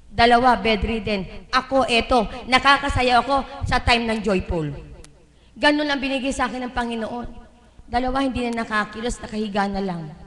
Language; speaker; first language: Filipino; native; Filipino